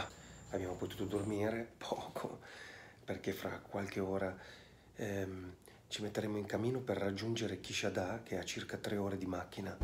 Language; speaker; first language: Italian; native; Italian